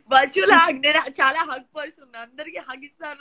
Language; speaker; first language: Telugu; non-native, learner; Gujarati